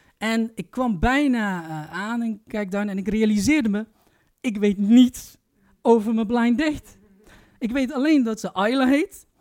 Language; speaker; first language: Dutch; early bilingual, other home language; Turkish